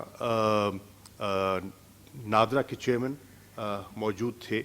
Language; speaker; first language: Urdu; native; Urdu